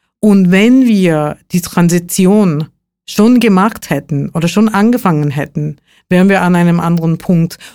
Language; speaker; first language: German; non-native, fluent; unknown